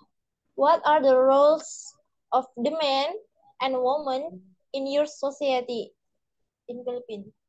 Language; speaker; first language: English; non-native, learner; Indonesian